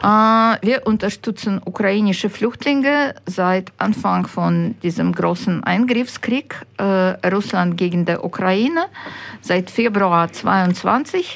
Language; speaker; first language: German; non-native, fluent; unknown